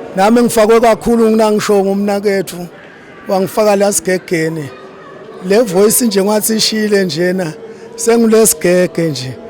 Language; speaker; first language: Zulu; non-native, local second language; Swati